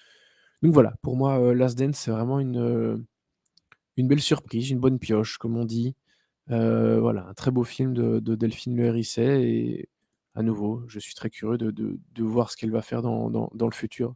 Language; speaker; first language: French; native; French